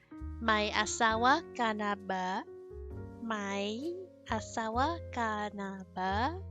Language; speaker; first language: Filipino; non-native, learner; English